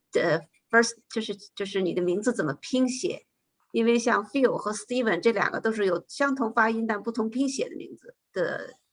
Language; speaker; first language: Chinese; native; Chinese